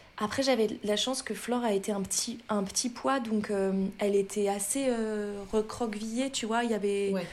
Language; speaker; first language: French; native; French